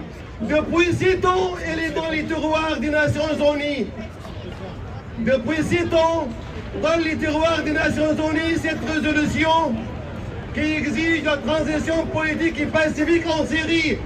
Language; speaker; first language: French; non-native, fluent; Arabic